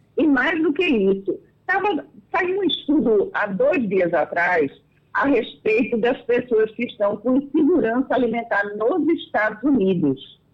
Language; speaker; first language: Portuguese; early bilingual, other home language; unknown